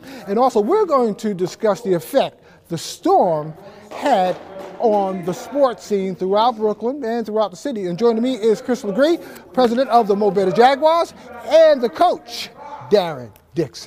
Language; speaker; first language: English; native; English